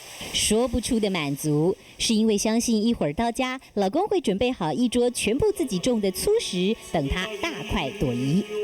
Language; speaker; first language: Chinese; native; Chinese